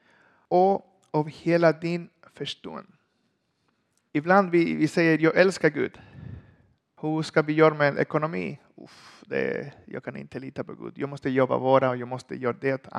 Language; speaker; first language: Swedish; non-native, learner; Spanish